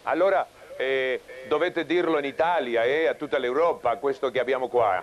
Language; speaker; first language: Italian; non-native, fluent; Spanish